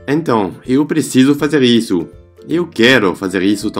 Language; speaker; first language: Portuguese; non-native, fluent; French